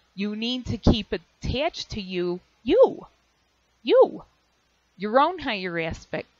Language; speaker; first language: English; native; English